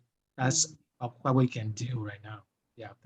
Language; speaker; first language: English; non-native, fluent; Chinese